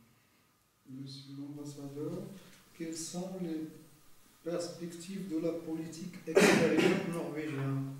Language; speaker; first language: French; non-native, local second language; Arabic